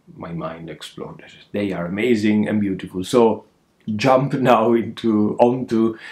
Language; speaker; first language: English; non-native, fluent; Italian